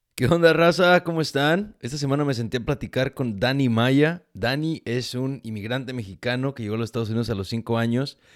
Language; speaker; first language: Spanish; early bilingual, heritage; Spanish